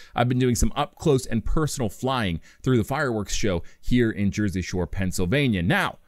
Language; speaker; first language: English; native; English